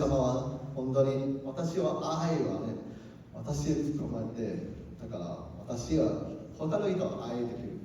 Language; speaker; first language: Japanese; non-native, learner; Cantonese